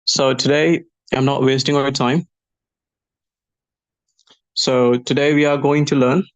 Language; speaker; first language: English; non-native, local second language; Malayalam